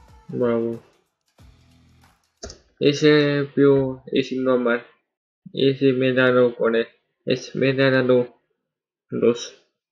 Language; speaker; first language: Spanish; non-native, learner; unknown